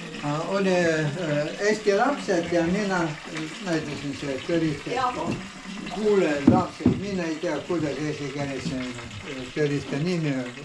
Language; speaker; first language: Estonian; non-native, learner; Ukrainian